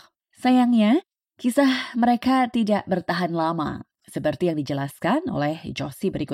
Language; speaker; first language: Indonesian; native; Indonesian